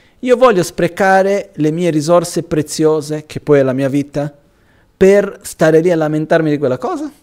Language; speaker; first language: Italian; non-native, fluent; Portuguese